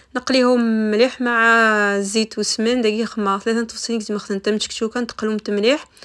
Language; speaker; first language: Arabic; native; Arabic